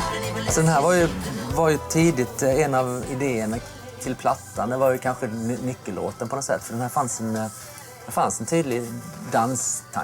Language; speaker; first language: Swedish; native; Swedish